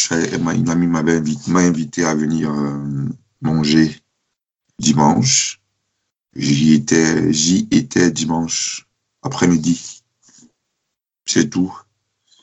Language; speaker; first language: French; non-native, fluent; German